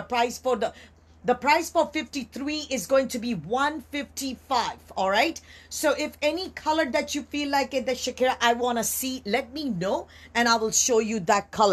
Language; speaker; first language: English; non-native, local second language; Urdu